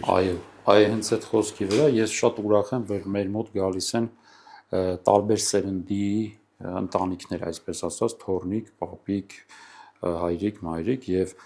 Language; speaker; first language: Armenian; native; Armenian